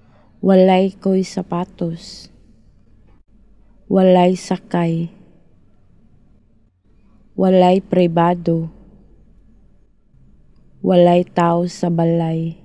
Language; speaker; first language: Cebuano; non-native, learner; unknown